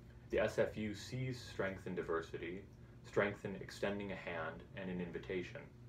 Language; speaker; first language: English; native; English